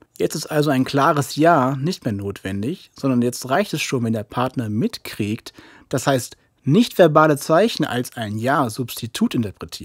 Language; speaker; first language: German; native; German